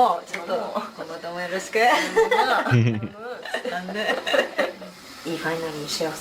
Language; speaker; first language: Japanese; native; Japanese